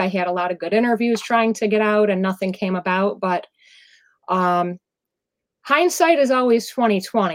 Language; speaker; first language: English; native; English